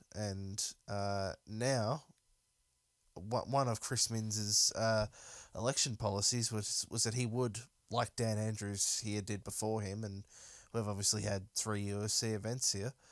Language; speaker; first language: English; native; English